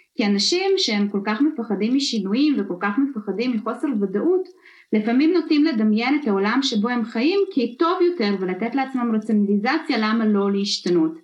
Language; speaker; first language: Hebrew; early bilingual, other home language; Russian